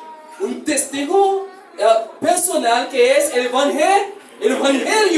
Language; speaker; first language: Spanish; non-native, learner; Haitian Creole